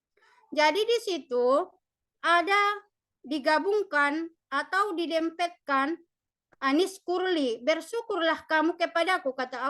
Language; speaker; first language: Indonesian; native; Indonesian